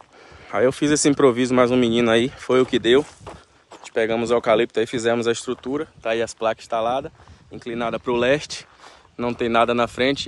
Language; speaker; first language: Portuguese; native; Portuguese